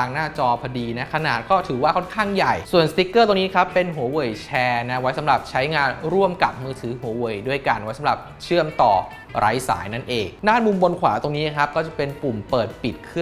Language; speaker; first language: Thai; native; Thai